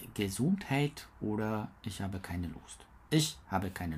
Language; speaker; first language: German; non-native, learner; English